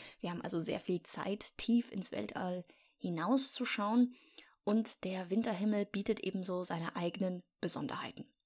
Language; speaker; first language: German; native; German